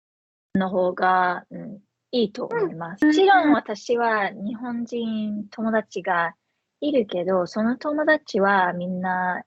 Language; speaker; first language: Japanese; non-native, fluent; English